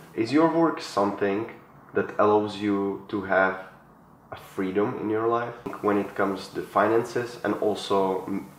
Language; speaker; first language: English; non-native, fluent; Czech